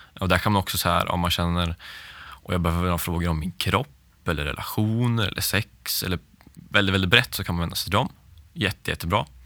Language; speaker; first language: Swedish; native; Swedish